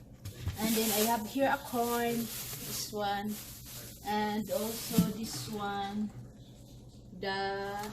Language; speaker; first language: English; non-native, local second language; Filipino